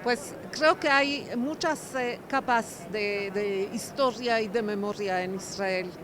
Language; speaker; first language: Spanish; non-native, fluent; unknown